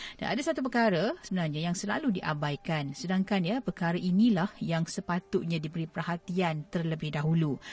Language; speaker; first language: Malay; native; Malay